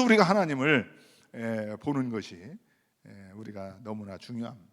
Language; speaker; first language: Korean; native; Korean